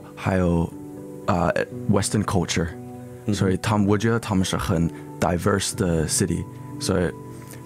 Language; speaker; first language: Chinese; early bilingual, heritage; English